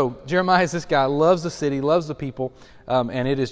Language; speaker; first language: English; native; English